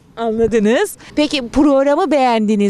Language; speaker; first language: Turkish; native; Turkish